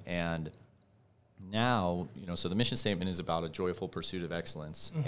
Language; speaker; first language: English; native; English